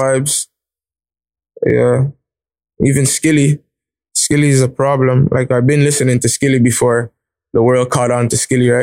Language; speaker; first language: English; native; English